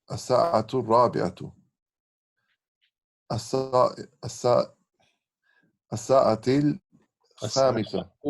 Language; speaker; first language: Arabic; non-native, learner; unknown